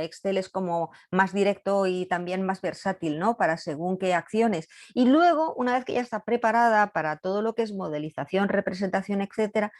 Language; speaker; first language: Spanish; native; Spanish